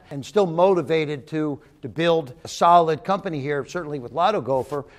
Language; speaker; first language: English; native; English